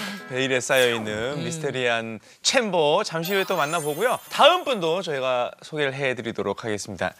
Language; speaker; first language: Korean; native; Korean